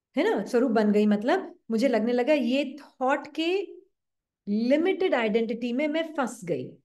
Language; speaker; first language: Hindi; native; Hindi